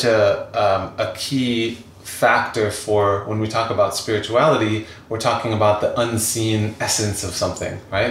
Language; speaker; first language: English; native; English